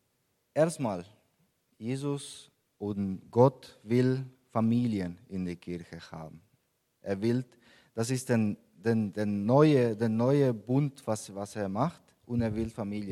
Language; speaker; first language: German; non-native, fluent; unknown